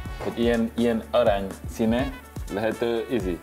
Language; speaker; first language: Hungarian; non-native, learner; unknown